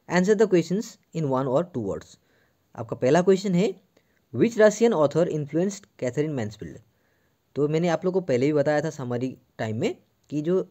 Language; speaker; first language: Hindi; non-native, local second language; Assamese